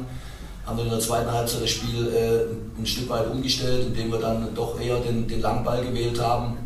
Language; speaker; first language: German; native; German